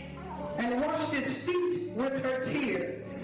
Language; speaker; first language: English; native; English